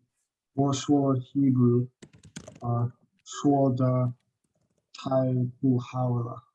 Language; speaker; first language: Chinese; non-native, learner; English